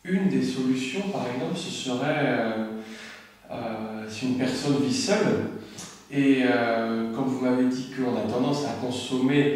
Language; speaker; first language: French; native; French